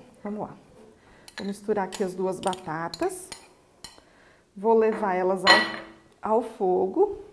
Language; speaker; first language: Portuguese; native; Portuguese